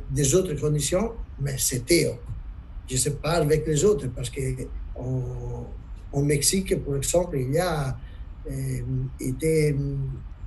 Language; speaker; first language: French; non-native, learner; Italian